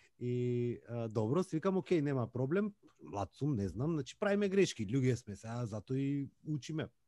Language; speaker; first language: Macedonian; native; Macedonian